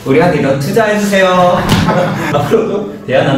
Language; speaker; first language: Korean; non-native, fluent; Chinese